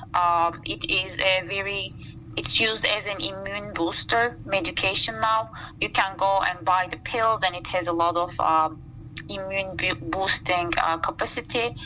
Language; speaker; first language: English; non-native, fluent; Turkish